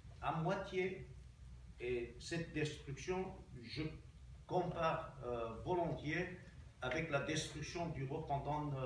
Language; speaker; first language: French; non-native, fluent; Armenian